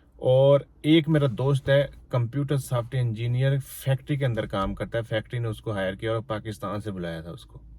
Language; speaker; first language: Urdu; non-native, local second language; Punjabi